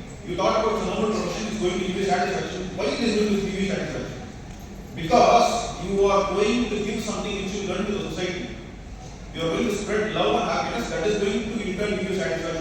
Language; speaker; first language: English; non-native, local second language; Tamil